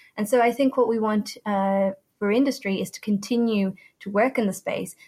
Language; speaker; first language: English; non-native, fluent; Italian